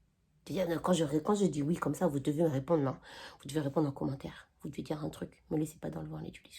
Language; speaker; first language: French; native; French